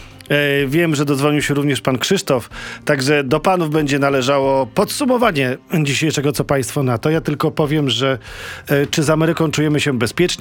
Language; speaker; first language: Polish; native; Polish